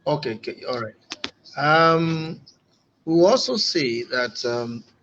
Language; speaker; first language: English; non-native, local second language; Yoruba